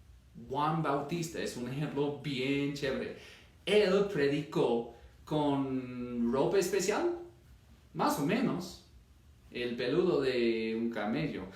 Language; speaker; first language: Spanish; non-native, fluent; English